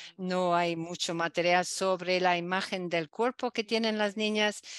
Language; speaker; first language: Spanish; non-native, learner; Dutch